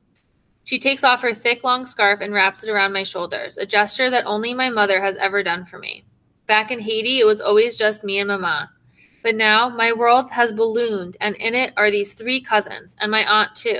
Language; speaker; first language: English; native; English